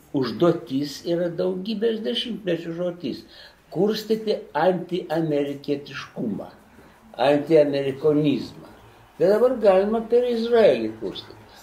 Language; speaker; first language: Lithuanian; native; Lithuanian